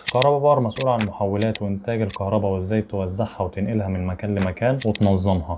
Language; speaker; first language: Arabic; native; Arabic